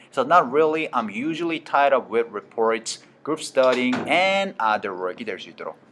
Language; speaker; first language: English; non-native, fluent; Korean